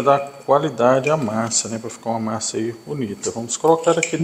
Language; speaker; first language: Portuguese; native; Portuguese